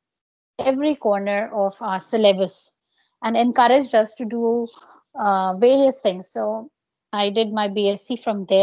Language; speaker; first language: English; non-native, local second language; Bangla